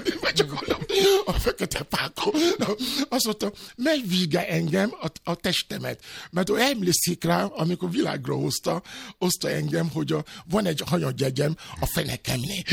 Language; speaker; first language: Hungarian; non-native, fluent; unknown